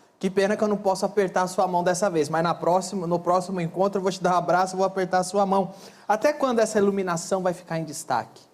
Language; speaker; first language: Portuguese; native; Portuguese